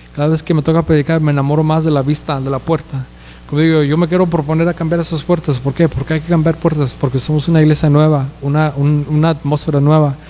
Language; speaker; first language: Spanish; early bilingual, heritage; Spanish